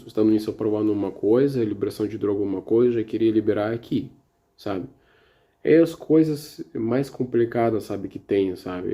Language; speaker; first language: Portuguese; non-native, learner; Russian